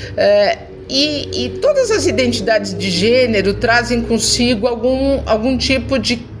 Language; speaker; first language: Portuguese; native; Portuguese